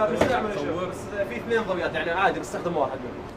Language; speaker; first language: Arabic; native; Arabic